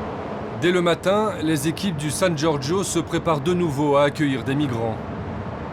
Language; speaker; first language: French; native; French